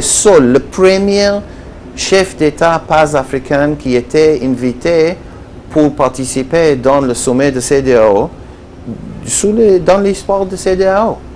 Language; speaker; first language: French; non-native, learner; Hebrew